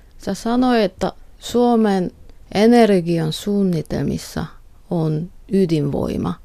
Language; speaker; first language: Finnish; non-native, learner; Korean